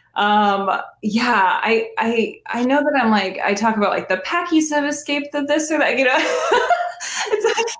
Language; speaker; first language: English; native; English